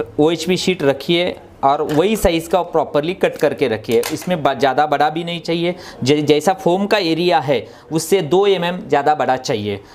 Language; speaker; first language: Hindi; non-native, local second language; Marathi